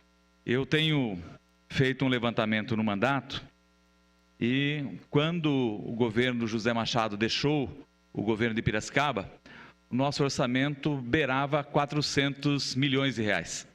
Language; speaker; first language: Portuguese; native; Portuguese